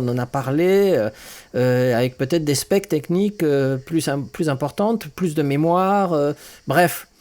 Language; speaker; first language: French; native; French